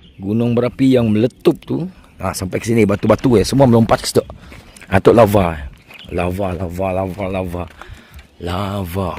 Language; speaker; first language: Malay; native; Malay